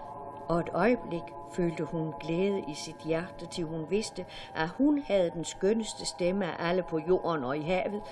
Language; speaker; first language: Danish; native; Danish